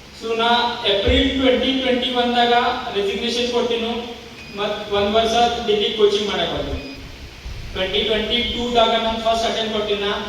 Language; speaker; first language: Kannada; non-native, local second language; Marathi